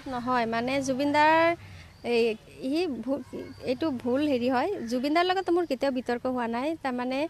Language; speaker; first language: Assamese; non-native, local second language; Bangla